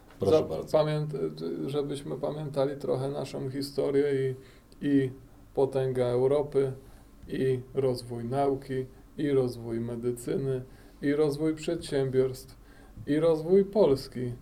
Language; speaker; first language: Polish; native; Polish